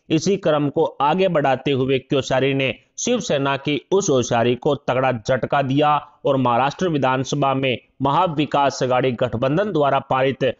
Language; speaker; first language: Hindi; native; Hindi